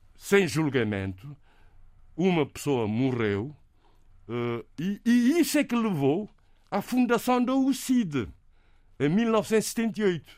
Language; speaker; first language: Portuguese; non-native, local second language; Kabuverdianu